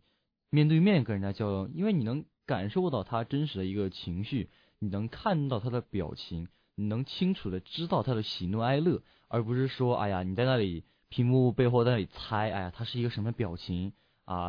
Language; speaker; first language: Chinese; native; Chinese